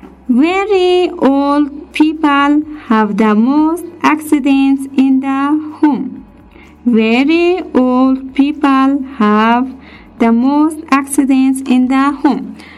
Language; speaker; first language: English; non-native, fluent; Persian